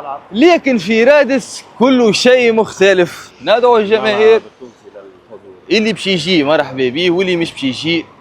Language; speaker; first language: Arabic; native; Arabic